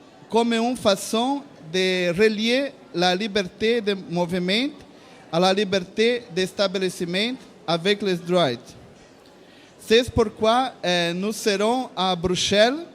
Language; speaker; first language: French; non-native, learner; Portuguese